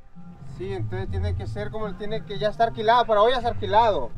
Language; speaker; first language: Spanish; native; Spanish